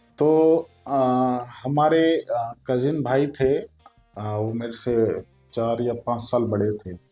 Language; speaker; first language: Hindi; native; Hindi